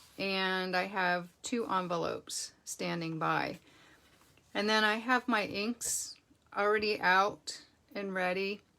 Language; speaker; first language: English; native; English